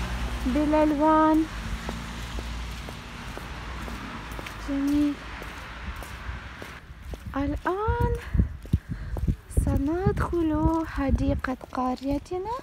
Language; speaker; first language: Arabic; non-native, fluent; Ukrainian